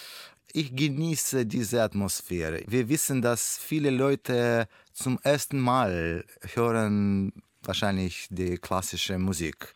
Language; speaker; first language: German; non-native, learner; Russian